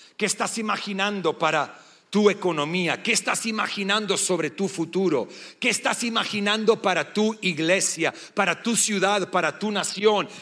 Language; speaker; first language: Spanish; non-native, fluent; English